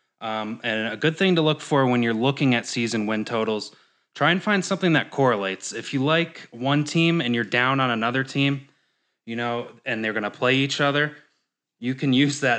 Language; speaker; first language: English; native; English